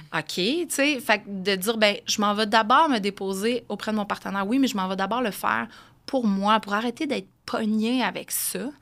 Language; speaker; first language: French; native; French